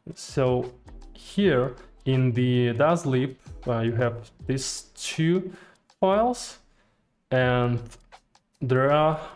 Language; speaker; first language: English; non-native, fluent; Russian